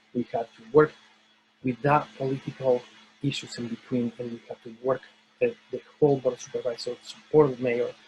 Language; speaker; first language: English; non-native, fluent; Spanish